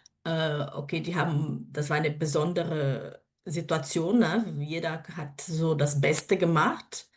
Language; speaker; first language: German; non-native, fluent; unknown